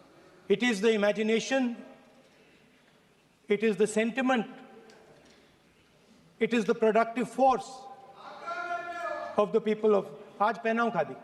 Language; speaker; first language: English; non-native, local second language; Hindi